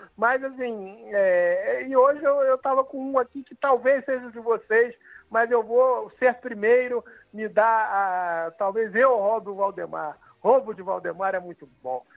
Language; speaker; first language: Portuguese; native; Portuguese